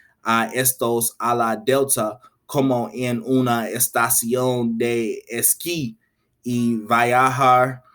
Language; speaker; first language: Spanish; non-native, learner; English